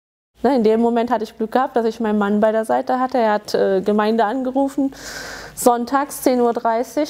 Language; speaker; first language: German; early bilingual, other home language; Tamil